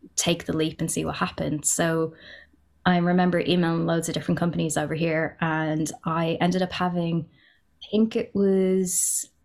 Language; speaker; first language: English; native; English